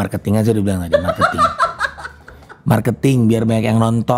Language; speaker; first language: Indonesian; native; Indonesian